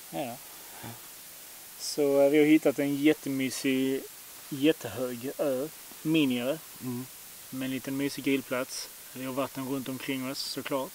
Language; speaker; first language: Swedish; native; Swedish